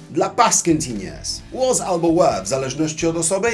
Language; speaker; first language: English; non-native, fluent; Polish